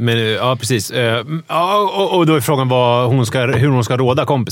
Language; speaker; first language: Swedish; native; Swedish